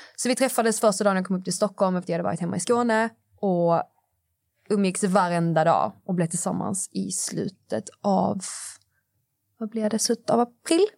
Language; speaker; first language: Swedish; native; Swedish